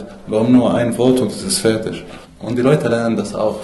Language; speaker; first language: German; non-native, fluent; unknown